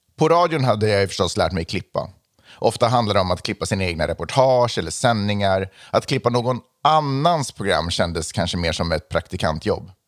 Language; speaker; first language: Swedish; native; Swedish